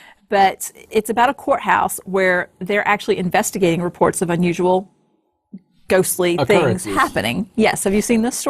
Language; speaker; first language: English; native; English